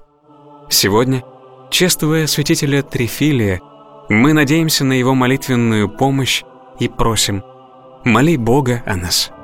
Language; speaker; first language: Russian; native; Russian